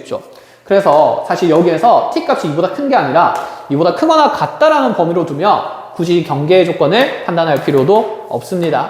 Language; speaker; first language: Korean; native; Korean